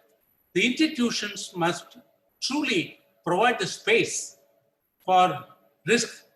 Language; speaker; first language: English; non-native, local second language; Tamil